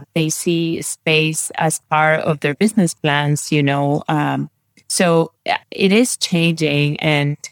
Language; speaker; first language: English; non-native, fluent; Spanish